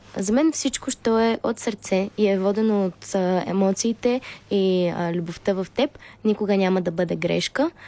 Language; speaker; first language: Bulgarian; early bilingual, heritage; Bulgarian